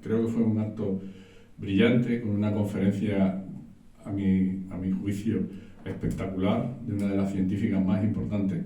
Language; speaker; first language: Spanish; native; Spanish